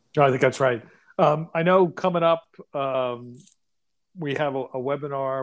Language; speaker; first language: English; native; English